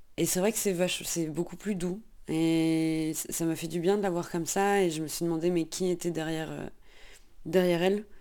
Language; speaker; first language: French; native; French